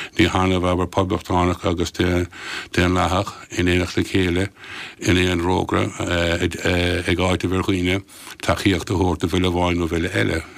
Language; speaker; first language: Irish; non-native, local second language; English